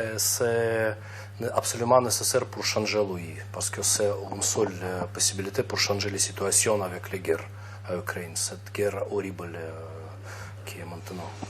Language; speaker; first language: French; non-native, learner; Russian